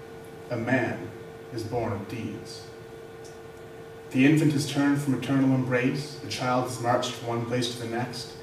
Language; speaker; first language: English; native; English